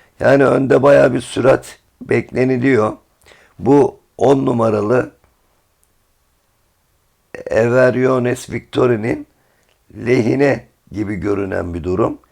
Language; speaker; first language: Turkish; native; Turkish